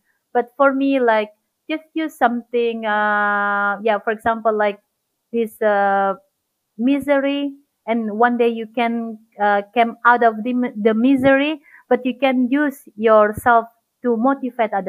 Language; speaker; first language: English; non-native, fluent; Indonesian